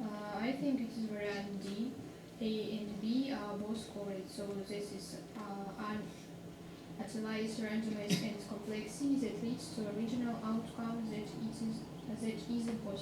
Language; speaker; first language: English; non-native, learner; Russian